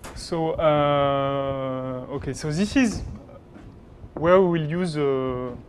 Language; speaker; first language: English; non-native, fluent; French